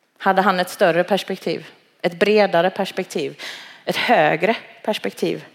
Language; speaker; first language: Swedish; early bilingual, other home language; Cantonese